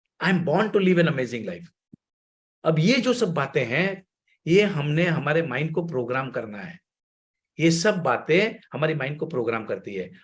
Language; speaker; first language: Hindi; non-native, local second language; Gujarati